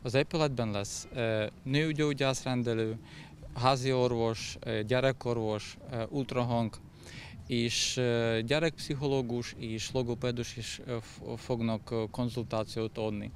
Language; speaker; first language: Hungarian; non-native, local second language; Ukrainian